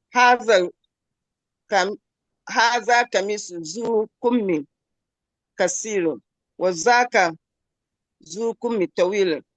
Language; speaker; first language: Arabic; non-native, learner; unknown